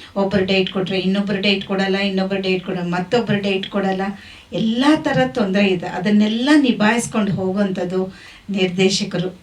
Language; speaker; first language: Kannada; native; Kannada